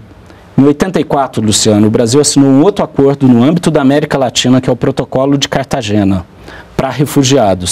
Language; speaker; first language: Portuguese; native; Portuguese